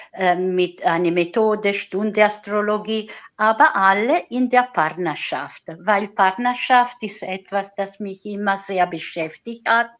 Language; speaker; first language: German; non-native, fluent; Italian